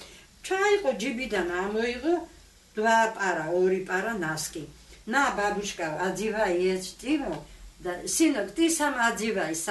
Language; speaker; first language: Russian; non-native, local second language; Georgian